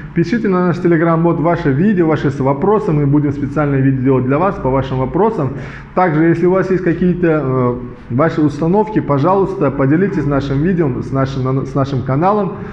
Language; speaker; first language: Russian; non-native, local second language; Uzbek